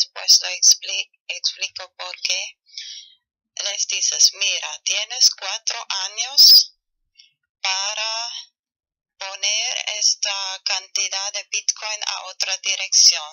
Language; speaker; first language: Spanish; non-native, fluent; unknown